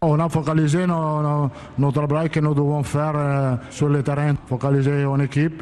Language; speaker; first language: French; non-native, fluent; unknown